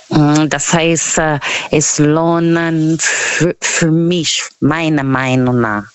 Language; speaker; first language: German; non-native, fluent; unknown